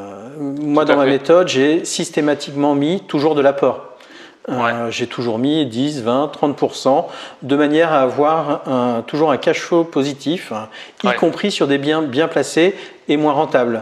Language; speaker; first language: French; native; French